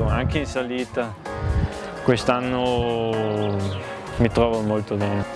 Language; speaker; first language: Italian; non-native, local second language; German